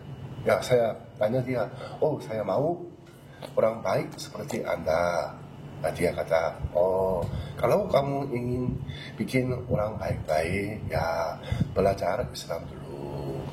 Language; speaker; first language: Indonesian; non-native, learner; Korean